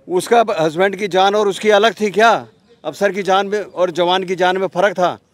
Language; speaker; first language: Hindi; native; Hindi